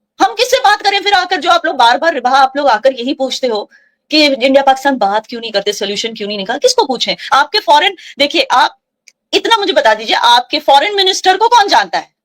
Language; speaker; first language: Hindi; non-native, local second language; Kashmiri